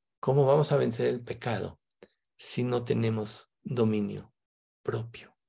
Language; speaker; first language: Spanish; native; Spanish